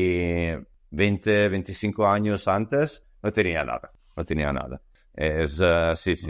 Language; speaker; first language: Spanish; non-native, learner; Italian